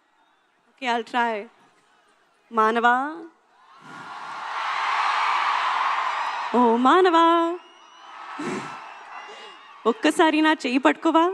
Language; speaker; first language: Telugu; non-native, learner; Hindi